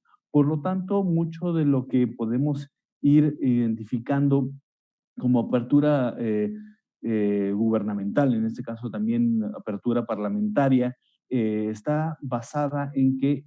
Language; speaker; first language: Spanish; native; Spanish